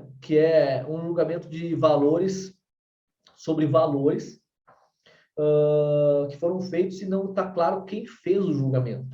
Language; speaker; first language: Portuguese; native; Portuguese